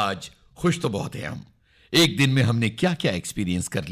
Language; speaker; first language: Hindi; native; Hindi